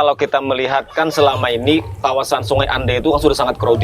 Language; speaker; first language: Indonesian; native; Indonesian